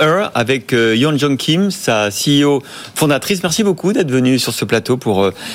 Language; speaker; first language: French; native; French